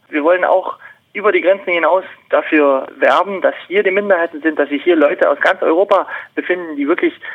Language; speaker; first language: German; non-native, local second language; Upper Sorbian